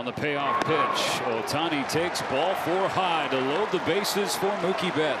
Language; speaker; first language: English; native; English